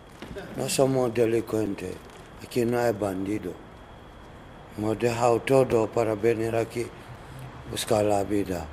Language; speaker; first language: Spanish; non-native, learner; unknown